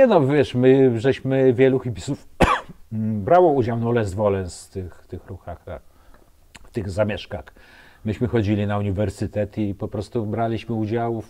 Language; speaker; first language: Polish; native; Polish